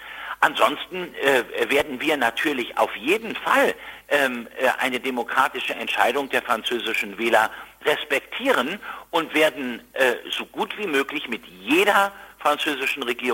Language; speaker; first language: German; native; German